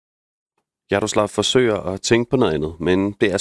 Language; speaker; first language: Danish; native; Danish